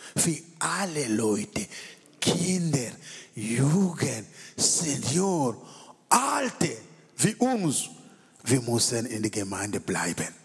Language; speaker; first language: German; non-native, learner; French